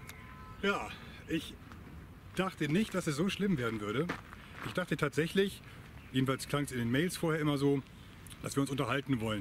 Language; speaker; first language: German; native; German